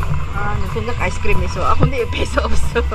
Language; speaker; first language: Korean; non-native, learner; Filipino